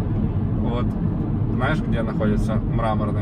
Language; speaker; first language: Russian; native; Russian